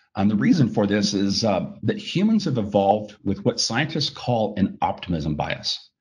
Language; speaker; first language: English; native; English